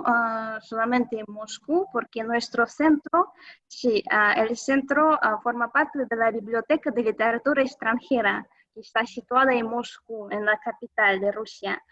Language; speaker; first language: Spanish; non-native, fluent; Russian